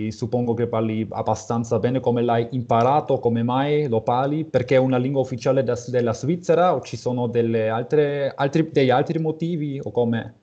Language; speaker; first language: Italian; non-native, fluent; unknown